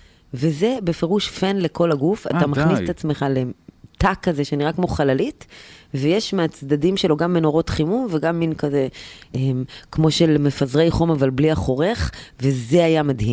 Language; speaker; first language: Hebrew; native; Hebrew